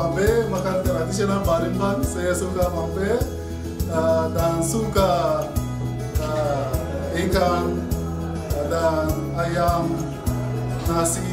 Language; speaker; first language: Indonesian; non-native, learner; Arabic